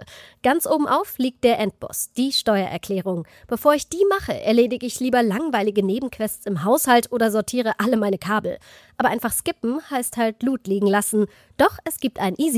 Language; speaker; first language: German; native; German